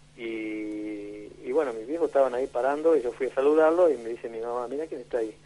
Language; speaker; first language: Spanish; native; Spanish